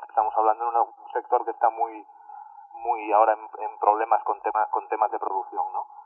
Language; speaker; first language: Spanish; native; Spanish